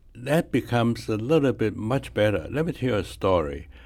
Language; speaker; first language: English; non-native, fluent; Chinese